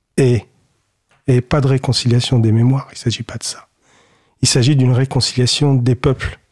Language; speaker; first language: French; early bilingual, other home language; Kabyle